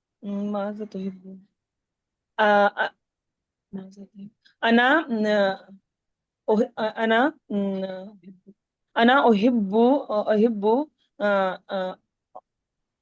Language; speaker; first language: Arabic; non-native, learner; Urdu